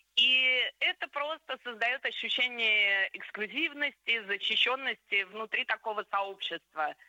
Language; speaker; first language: Russian; native; Russian